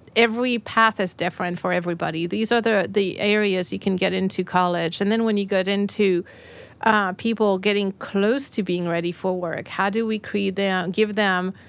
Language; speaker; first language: English; non-native, fluent; French